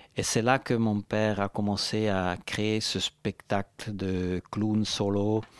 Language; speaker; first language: French; non-native, local second language; Italian